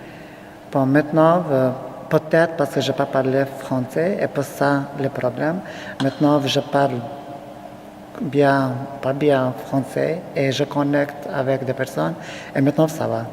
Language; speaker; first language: French; non-native, learner; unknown